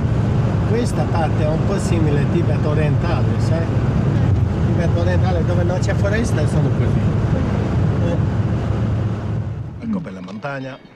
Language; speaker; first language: Italian; non-native, fluent; Tibetan